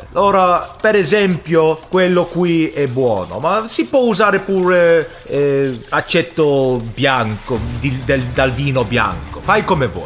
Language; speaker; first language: Italian; non-native, learner; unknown